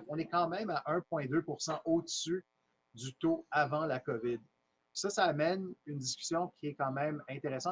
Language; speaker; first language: French; native; French